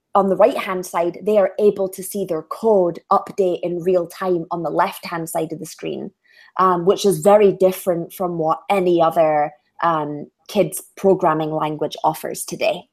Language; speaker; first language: English; native; English